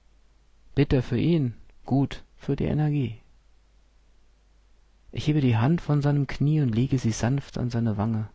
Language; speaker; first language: German; native; German